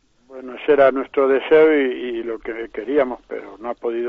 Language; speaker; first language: Spanish; native; Spanish